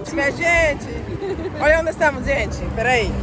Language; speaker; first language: Portuguese; non-native, fluent; Spanish